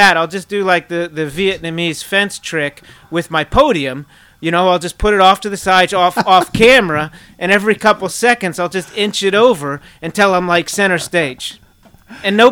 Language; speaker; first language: English; native; English